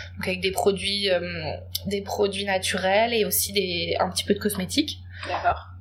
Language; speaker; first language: French; native; French